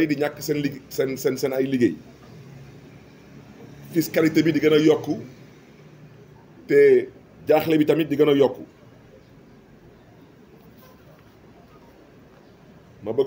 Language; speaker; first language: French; non-native, local second language; Wolof